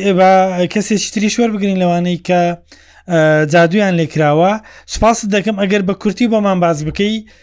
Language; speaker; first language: Central Kurdish; native; Central Kurdish